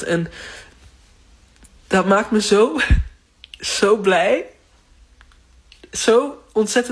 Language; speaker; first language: Dutch; native; Dutch